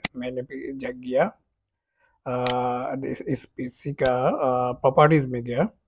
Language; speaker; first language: Hindi; non-native, fluent; Bangla